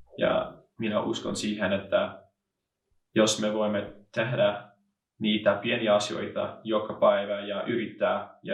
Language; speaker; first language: Finnish; non-native, learner; English